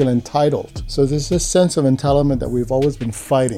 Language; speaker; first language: English; non-native, fluent; Spanish